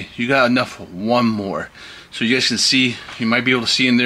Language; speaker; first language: English; native; English